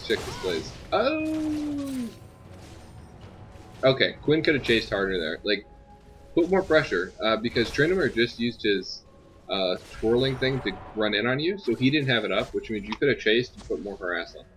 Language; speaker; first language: English; native; English